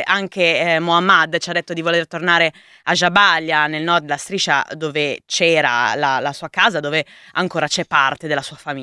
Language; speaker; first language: Italian; native; Italian